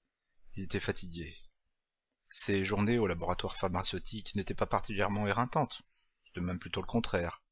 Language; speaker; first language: French; native; French